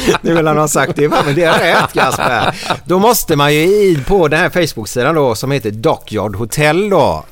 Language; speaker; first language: Swedish; native; Swedish